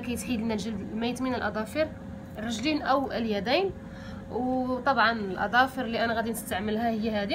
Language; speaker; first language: Arabic; native; Arabic